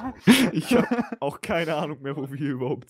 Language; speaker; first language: German; native; German